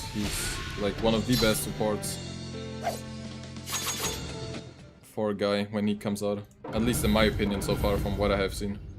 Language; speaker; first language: English; non-native, fluent; German